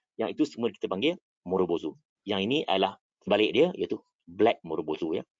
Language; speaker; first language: Malay; native; Malay